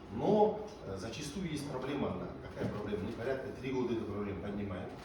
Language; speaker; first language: Russian; non-native, local second language; Kazakh